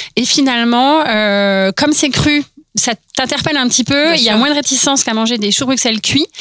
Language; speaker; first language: French; native; French